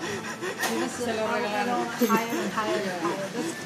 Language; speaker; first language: English; non-native, learner; Chinese